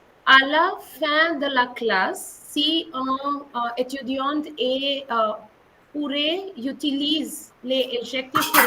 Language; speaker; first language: French; non-native, learner; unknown